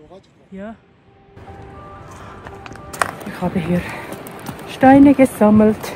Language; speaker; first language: German; non-native, learner; Tibetan